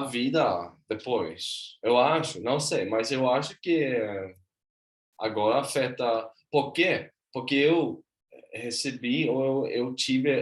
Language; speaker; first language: Portuguese; non-native, learner; Swedish